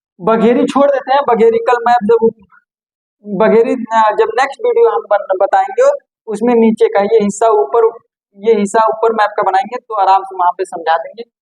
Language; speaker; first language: Hindi; native; Hindi